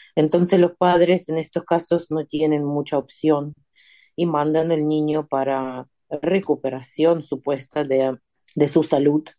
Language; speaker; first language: Spanish; non-native, fluent; Ukrainian